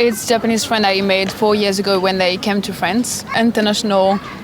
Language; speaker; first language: English; non-native, fluent; French